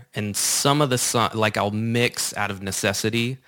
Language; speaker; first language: English; native; English